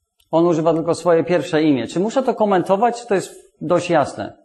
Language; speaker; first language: Polish; non-native, fluent; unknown